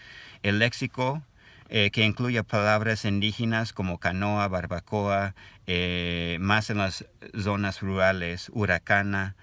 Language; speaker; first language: Spanish; non-native, learner; English